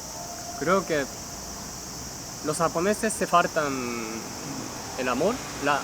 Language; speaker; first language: Spanish; non-native, learner; Japanese